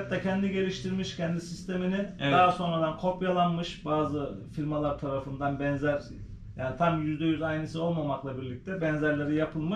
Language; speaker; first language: Turkish; native; Turkish